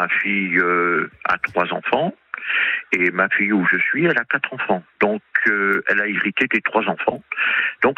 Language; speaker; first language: French; native; French